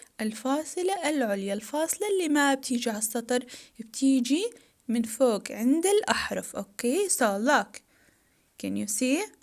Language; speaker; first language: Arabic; native; Arabic